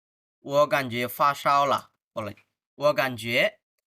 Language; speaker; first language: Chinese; non-native, fluent; Bangla